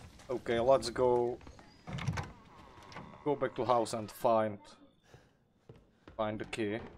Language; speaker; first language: English; non-native, learner; Czech